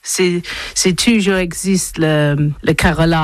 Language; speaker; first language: French; non-native, learner; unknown